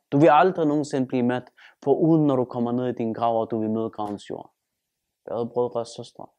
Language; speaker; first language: Danish; early bilingual, other home language; Turkish